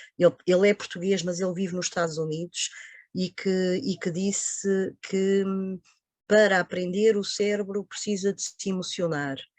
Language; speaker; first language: Portuguese; native; Portuguese